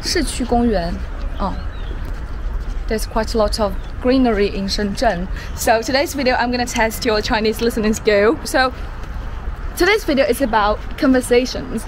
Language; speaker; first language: English; non-native, fluent; Chinese